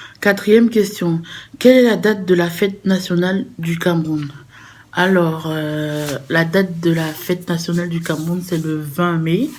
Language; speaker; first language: French; native; French